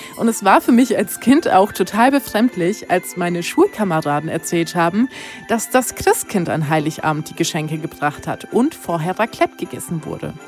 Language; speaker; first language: German; early bilingual, other home language; Romanian